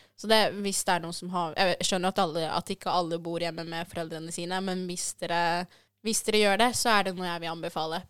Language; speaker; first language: Norwegian; early bilingual, other home language; Persian